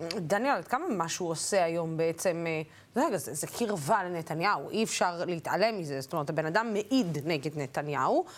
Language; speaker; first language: Hebrew; non-native, local second language; Arabic